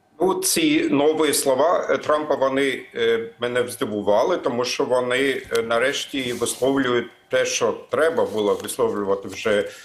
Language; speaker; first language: Ukrainian; non-native, fluent; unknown